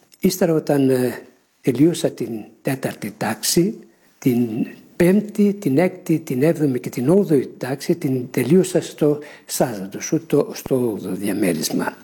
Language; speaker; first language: Greek; early bilingual, heritage; Greek